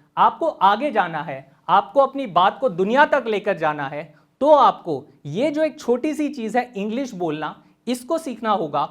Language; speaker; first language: Hindi; native; Hindi